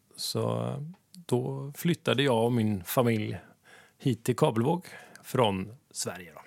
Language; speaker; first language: Swedish; native; Swedish